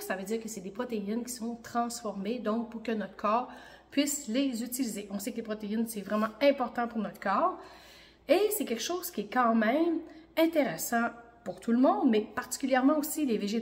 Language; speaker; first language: French; native; French